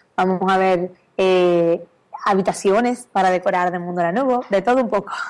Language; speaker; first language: Spanish; native; Spanish